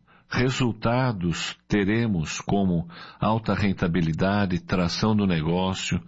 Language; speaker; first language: Portuguese; native; Portuguese